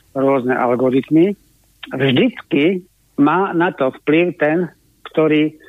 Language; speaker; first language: Slovak; native; Slovak